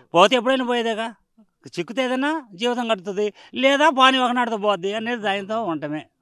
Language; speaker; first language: Telugu; native; Telugu